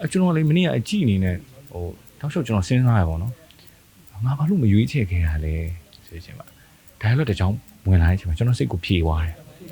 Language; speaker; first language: Burmese; native; Burmese